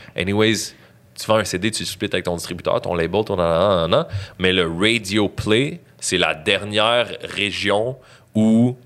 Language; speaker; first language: French; native; French